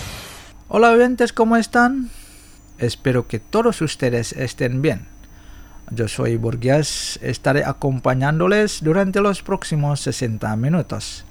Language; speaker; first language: Spanish; non-native, fluent; Indonesian